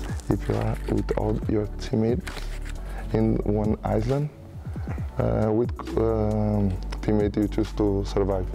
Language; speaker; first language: English; non-native, learner; Portuguese